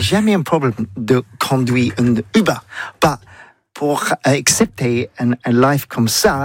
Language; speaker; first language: French; non-native, learner; English